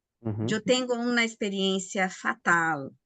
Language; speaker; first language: Spanish; non-native, fluent; Portuguese